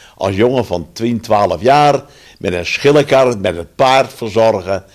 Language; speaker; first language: Dutch; early bilingual, other home language; German